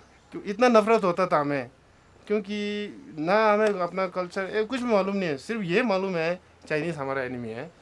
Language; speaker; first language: Hindi; non-native, local second language; Tibetan